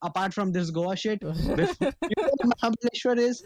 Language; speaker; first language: English; non-native, local second language; Bangla